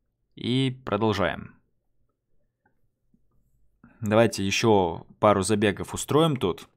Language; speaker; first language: Russian; native; Russian